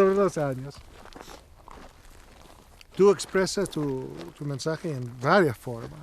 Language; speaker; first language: Spanish; non-native, learner; English